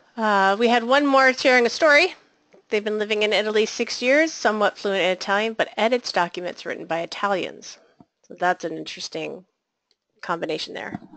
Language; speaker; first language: English; native; English